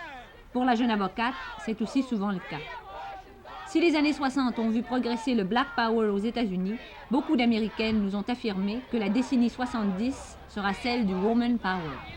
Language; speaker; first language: French; native; French